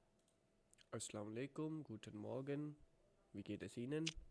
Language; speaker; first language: German; non-native, fluent; Urdu